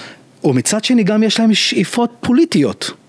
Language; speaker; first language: Hebrew; non-native, local second language; Arabic